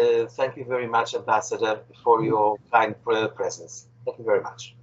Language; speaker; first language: English; non-native, fluent; Portuguese